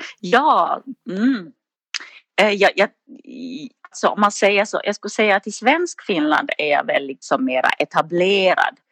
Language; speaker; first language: Swedish; native; Swedish